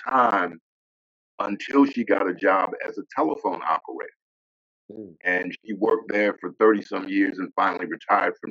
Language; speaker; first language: English; native; English